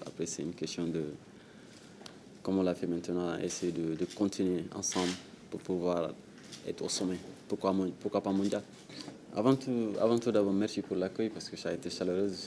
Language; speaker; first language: French; non-native, local second language; Wolof